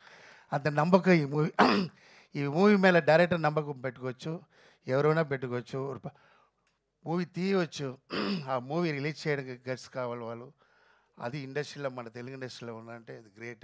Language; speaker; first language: Telugu; non-native, local second language; Tamil